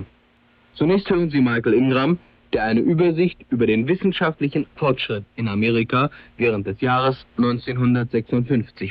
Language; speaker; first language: German; native; German